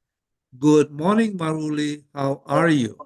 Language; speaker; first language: English; non-native, fluent; Indonesian